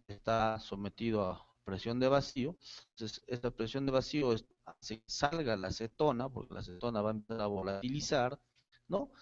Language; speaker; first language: Spanish; native; Spanish